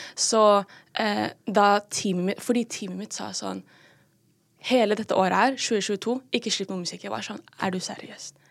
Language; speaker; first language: Norwegian; early bilingual, other home language; Filipino